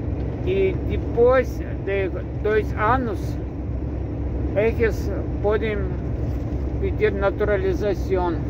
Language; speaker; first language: Spanish; non-native, learner; Russian